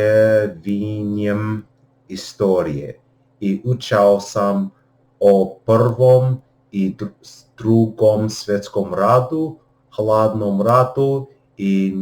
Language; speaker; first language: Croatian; non-native, learner; English